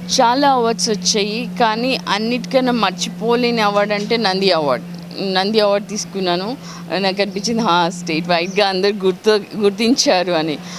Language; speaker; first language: Telugu; non-native, local second language; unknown